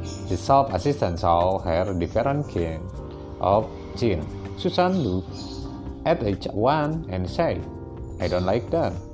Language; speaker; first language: English; non-native, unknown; Indonesian